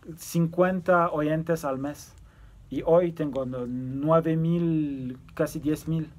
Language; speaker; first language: Spanish; early bilingual, other home language; Turkish